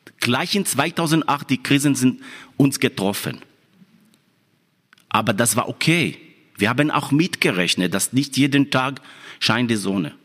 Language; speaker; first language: German; non-native, fluent; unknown